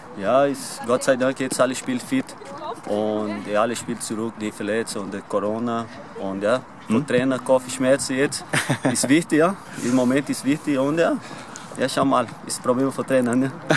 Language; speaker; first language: German; non-native, learner; Portuguese